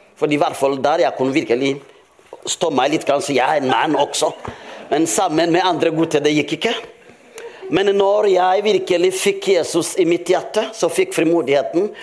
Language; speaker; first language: Norwegian; non-native, fluent; Rundi